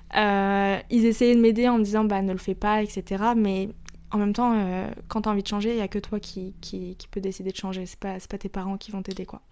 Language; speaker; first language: French; early bilingual, other home language; Arabic